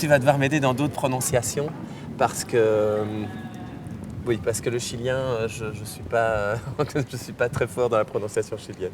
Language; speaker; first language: French; native; French